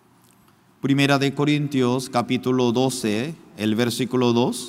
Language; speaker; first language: Spanish; non-native, fluent; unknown